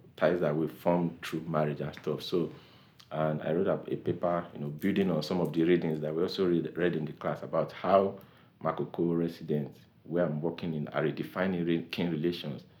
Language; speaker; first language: English; non-native, local second language; Yoruba